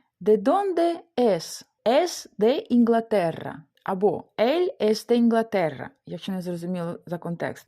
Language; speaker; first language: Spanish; non-native, fluent; Ukrainian